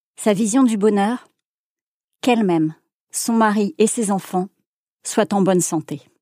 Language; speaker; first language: French; native; French